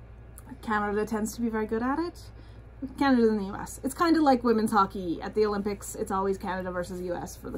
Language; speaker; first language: English; native; English